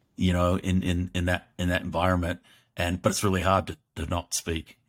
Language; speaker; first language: English; native; English